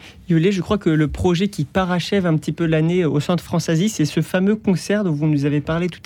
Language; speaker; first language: French; native; French